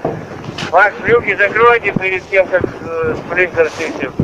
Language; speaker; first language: Russian; native; Russian